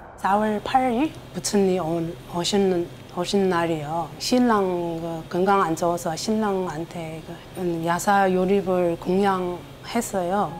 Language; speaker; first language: Korean; non-native, learner; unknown